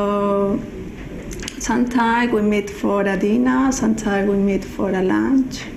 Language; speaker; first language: English; non-native, learner; Spanish